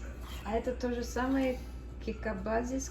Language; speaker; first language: Russian; early bilingual, heritage; English